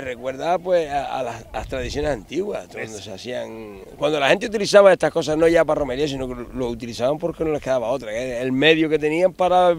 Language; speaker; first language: Spanish; native; Spanish